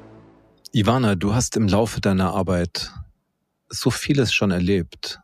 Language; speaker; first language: German; native; German